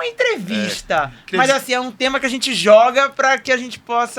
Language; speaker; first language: Portuguese; native; Portuguese